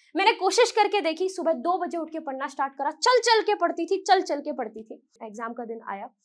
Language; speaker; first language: Hindi; native; Hindi